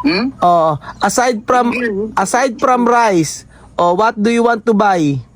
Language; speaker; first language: English; non-native, learner; Filipino